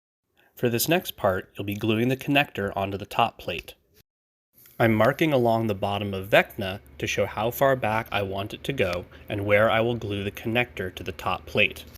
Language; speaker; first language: English; native; English